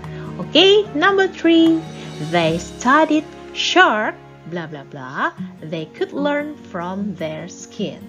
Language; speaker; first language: English; non-native, fluent; Indonesian